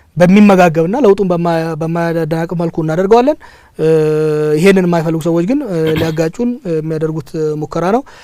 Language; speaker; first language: Amharic; non-native, local second language; Oromo